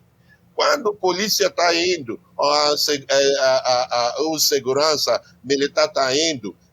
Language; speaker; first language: Portuguese; non-native, learner; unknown